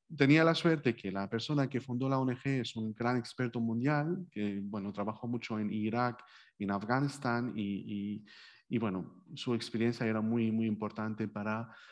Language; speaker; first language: Spanish; non-native, fluent; Arabic